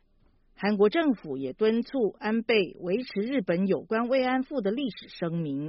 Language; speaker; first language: Chinese; native; Chinese